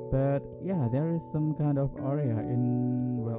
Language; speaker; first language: English; non-native, fluent; Indonesian